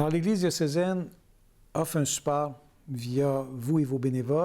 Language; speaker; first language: French; native; French